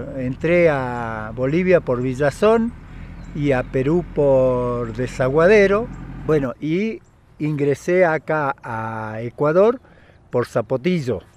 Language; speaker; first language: Spanish; native; Spanish